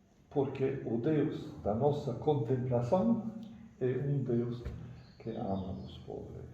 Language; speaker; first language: Portuguese; non-native, fluent; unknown